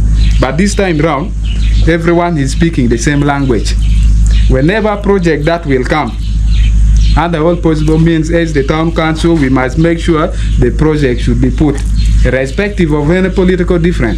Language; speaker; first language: English; non-native, local second language; Acoli